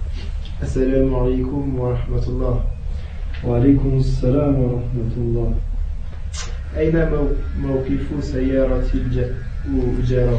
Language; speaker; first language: Arabic; non-native, learner; French